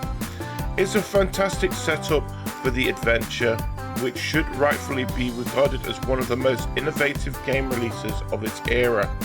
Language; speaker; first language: English; native; English